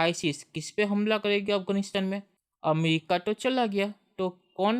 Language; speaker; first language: Hindi; native; Hindi